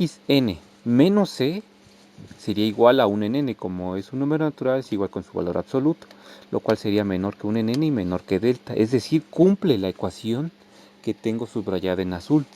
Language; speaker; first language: Spanish; native; Spanish